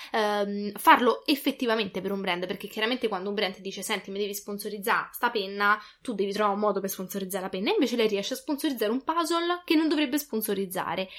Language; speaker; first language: Italian; native; Italian